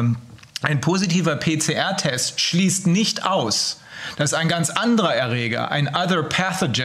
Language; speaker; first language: German; native; German